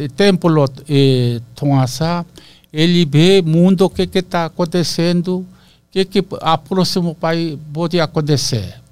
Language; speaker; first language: Portuguese; non-native, learner; Korean